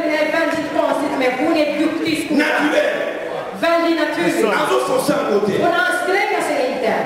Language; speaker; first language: Swedish; non-native, fluent; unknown